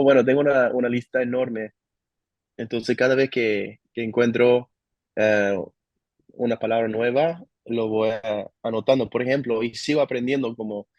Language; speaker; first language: Spanish; non-native, fluent; English